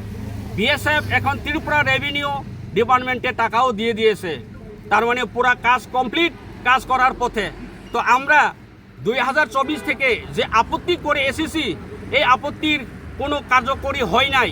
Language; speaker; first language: Bangla; non-native, local second language; Kok Borok